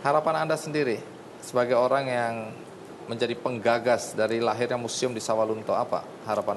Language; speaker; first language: Indonesian; native; Indonesian